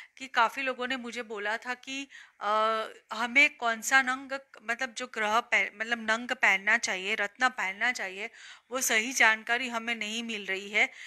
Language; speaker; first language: Hindi; non-native, local second language; Gujarati